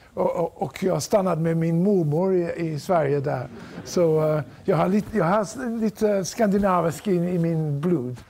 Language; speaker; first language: Swedish; non-native, learner; English